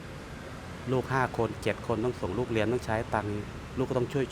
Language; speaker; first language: Thai; native; Thai